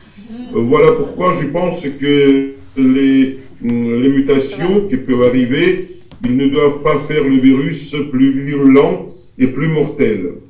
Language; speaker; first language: French; non-native, fluent; Russian